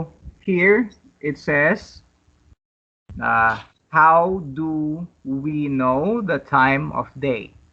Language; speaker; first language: English; non-native, fluent; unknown